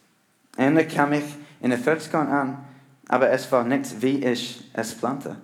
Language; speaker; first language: German; non-native, learner; English